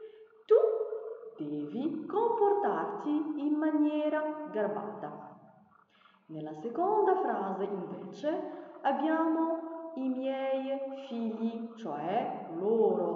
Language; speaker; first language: Italian; non-native, fluent; Arabic